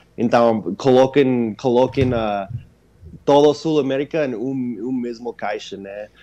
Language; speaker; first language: Portuguese; non-native, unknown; English